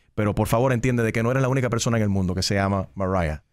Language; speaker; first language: Spanish; early bilingual, heritage; Spanish